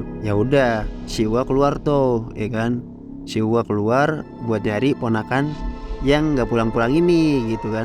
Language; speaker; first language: Indonesian; native; Indonesian